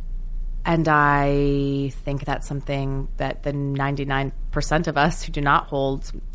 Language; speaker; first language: English; native; English